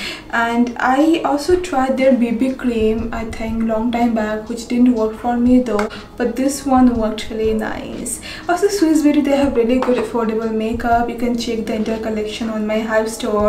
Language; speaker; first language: English; non-native, local second language; Bangla